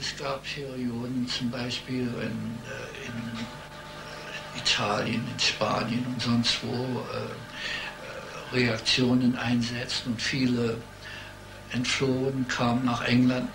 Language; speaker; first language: German; early bilingual, heritage; German